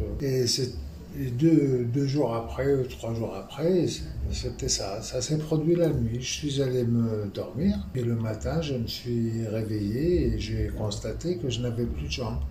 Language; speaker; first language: French; non-native, local second language; Arabic